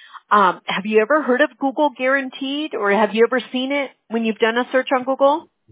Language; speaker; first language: English; early bilingual, other home language; Spanish